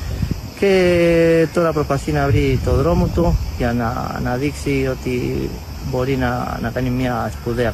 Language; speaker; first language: Greek; non-native, fluent; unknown